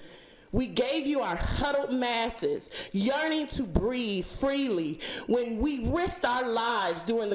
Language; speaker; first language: English; native; English